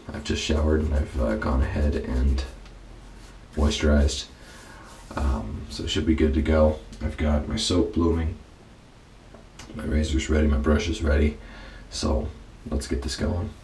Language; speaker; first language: English; native; English